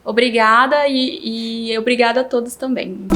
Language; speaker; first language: Portuguese; native; Portuguese